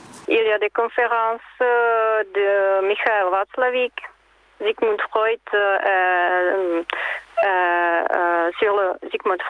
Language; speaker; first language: French; non-native, learner; Czech